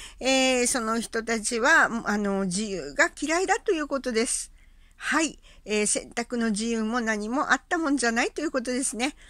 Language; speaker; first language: Japanese; native; Japanese